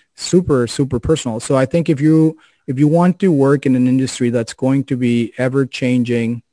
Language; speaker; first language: English; non-native, fluent; Spanish